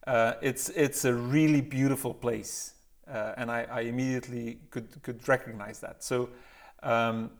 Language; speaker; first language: English; non-native, fluent; Dutch